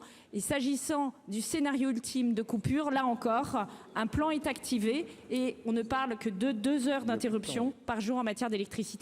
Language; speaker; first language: French; native; French